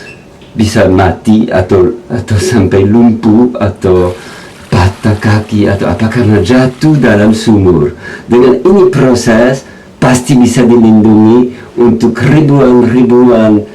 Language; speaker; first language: Indonesian; non-native, learner; French